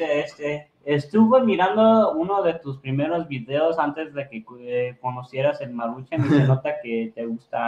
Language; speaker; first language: Spanish; native; Spanish